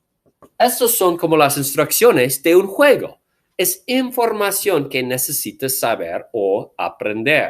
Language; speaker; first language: Spanish; non-native, fluent; English